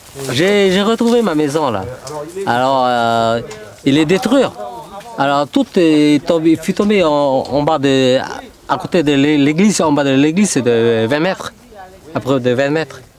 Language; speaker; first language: French; early bilingual, other home language; Vietnamese